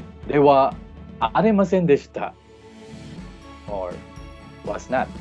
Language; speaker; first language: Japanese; non-native, fluent; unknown